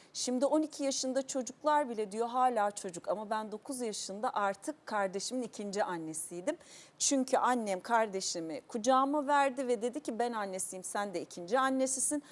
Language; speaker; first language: Turkish; native; Turkish